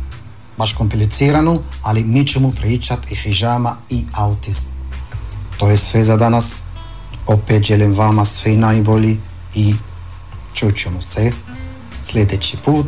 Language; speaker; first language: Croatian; non-native, fluent; Arabic